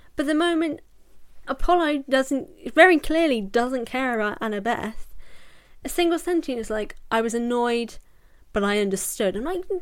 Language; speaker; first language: English; native; English